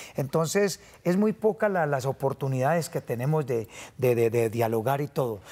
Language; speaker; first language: Spanish; native; Spanish